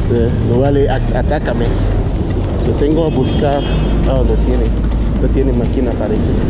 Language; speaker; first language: Spanish; non-native, learner; Haitian Creole